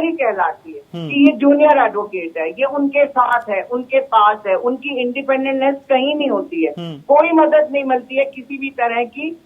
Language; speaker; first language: Hindi; native; Hindi